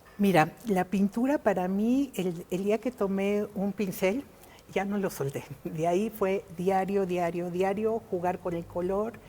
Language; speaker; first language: Spanish; native; Spanish